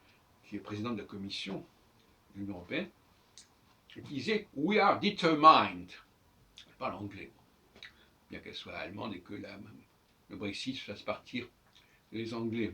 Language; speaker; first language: French; native; French